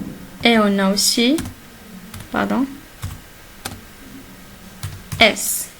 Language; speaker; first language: French; non-native, local second language; Arabic